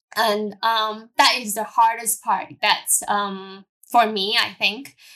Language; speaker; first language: English; non-native, local second language; Cantonese